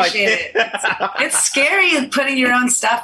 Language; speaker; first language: English; early bilingual, other home language; Persian